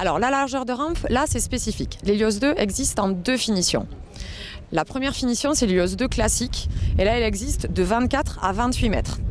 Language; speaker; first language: French; native; French